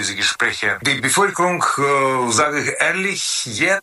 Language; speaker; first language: German; non-native, learner; Ukrainian